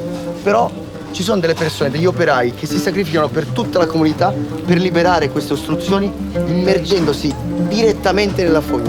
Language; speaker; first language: Italian; native; Italian